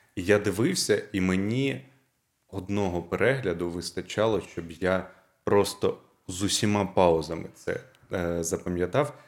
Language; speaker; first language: Ukrainian; non-native, local second language; Russian